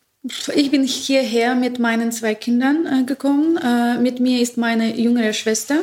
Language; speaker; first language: German; non-native, fluent; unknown